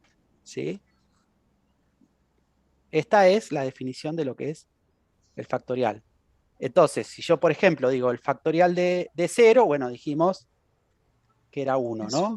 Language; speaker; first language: Spanish; native; Spanish